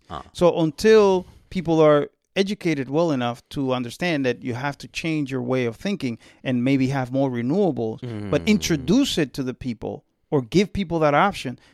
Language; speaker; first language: English; early bilingual, other home language; Spanish